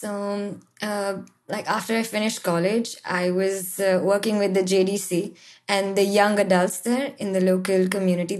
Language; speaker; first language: English; non-native, local second language; Marathi